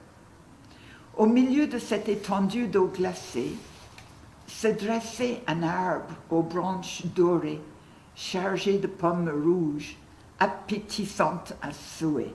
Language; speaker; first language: French; non-native, fluent; English